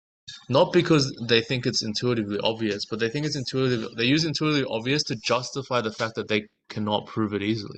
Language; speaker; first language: English; native; English